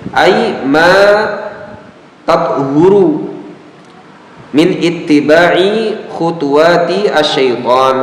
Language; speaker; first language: Arabic; non-native, fluent; Indonesian